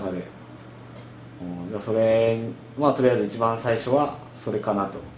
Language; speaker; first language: Japanese; native; Japanese